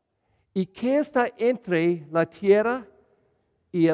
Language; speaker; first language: Spanish; non-native, learner; English